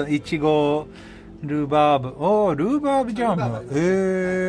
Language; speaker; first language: Japanese; non-native, fluent; Swedish